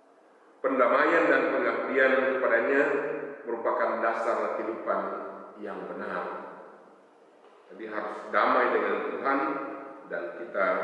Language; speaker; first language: Indonesian; native; Indonesian